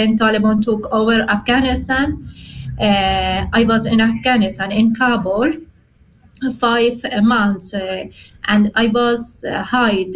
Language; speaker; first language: English; non-native, learner; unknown